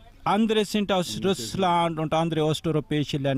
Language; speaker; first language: German; non-native, fluent; Urdu